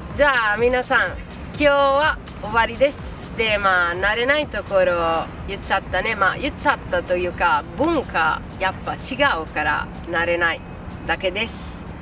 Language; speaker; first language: Japanese; non-native, fluent; Italian